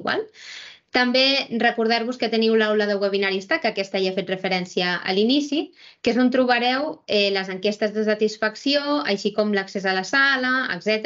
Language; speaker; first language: Catalan; native; Catalan